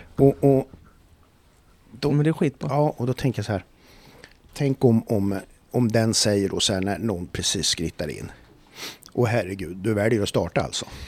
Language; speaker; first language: Swedish; native; Swedish